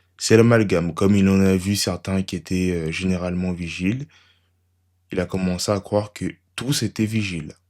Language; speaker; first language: French; native; French